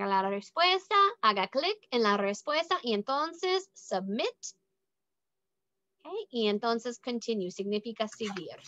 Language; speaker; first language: Spanish; non-native, learner; English